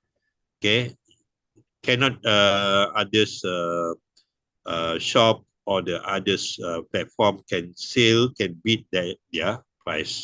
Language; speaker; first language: English; non-native, local second language; Malay